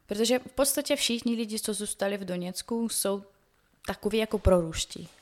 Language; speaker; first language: Czech; non-native, fluent; Ukrainian